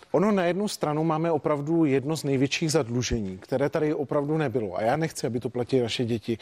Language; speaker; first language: Czech; native; Czech